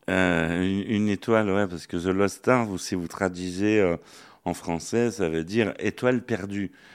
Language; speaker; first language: French; native; French